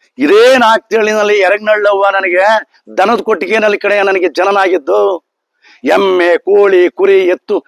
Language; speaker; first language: Kannada; native; Kannada